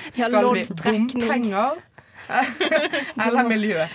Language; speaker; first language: Norwegian; native; Norwegian